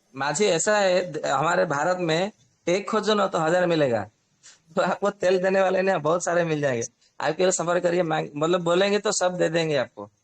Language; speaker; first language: Hindi; non-native, local second language; Odia